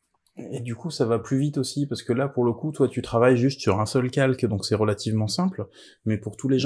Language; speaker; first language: French; native; French